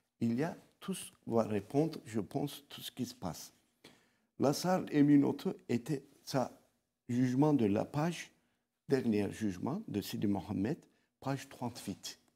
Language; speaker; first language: French; non-native, local second language; Arabic